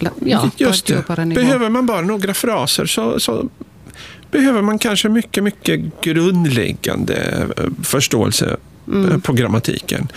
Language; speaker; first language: Swedish; non-native, fluent; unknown